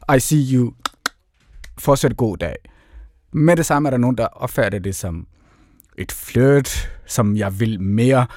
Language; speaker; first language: Danish; early bilingual, other home language; Somali